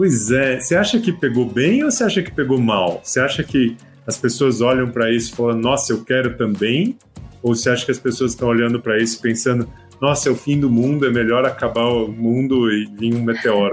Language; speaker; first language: Portuguese; native; Portuguese